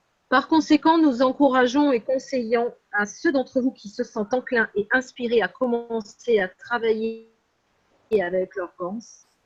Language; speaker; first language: French; native; French